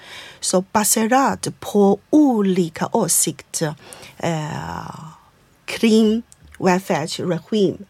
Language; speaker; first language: Swedish; non-native, fluent; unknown